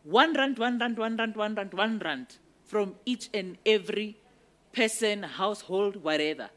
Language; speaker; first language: English; non-native, local second language; Northern Sotho